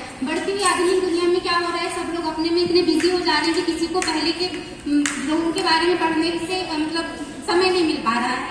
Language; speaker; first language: Hindi; native; Hindi